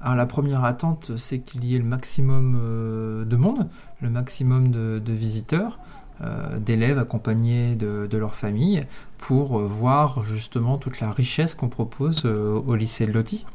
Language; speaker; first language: French; native; French